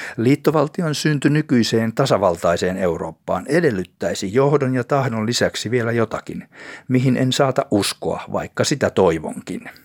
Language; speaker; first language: Finnish; native; Finnish